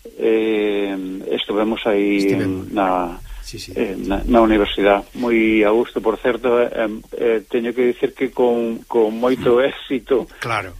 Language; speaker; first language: Galician; native; Galician